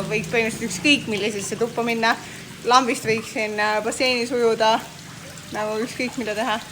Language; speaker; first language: Estonian; native; Estonian